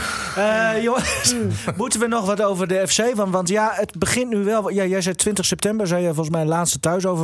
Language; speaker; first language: Dutch; native; Dutch